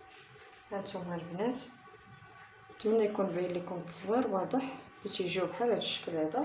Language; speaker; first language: Arabic; native; Arabic